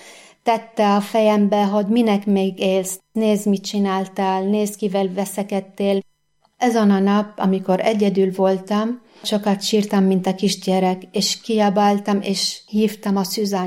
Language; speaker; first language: Hungarian; non-native, learner; Arabic